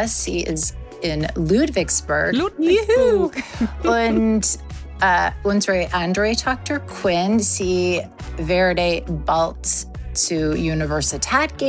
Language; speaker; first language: German; non-native, learner; English